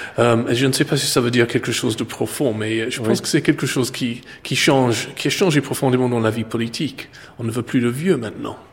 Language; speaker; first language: French; non-native, fluent; English